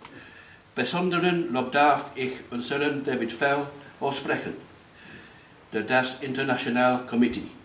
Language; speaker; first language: German; non-native, learner; English